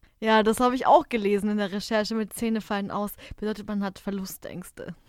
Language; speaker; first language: German; native; German